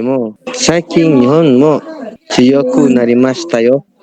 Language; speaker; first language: Japanese; non-native, learner; Indonesian